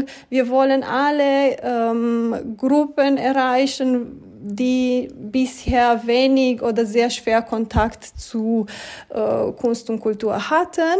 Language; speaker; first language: German; non-native, fluent; Romanian